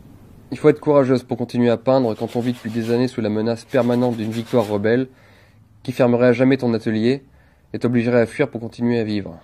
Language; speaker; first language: French; native; French